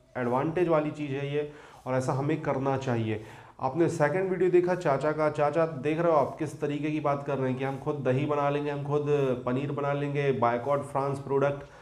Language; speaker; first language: Hindi; native; Hindi